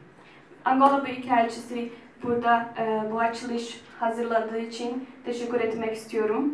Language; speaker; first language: Turkish; non-native, fluent; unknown